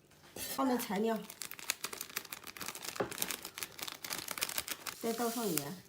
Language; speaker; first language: Chinese; native; Chinese